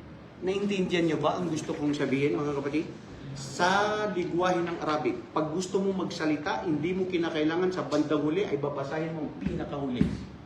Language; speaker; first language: Filipino; non-native, local second language; Maranao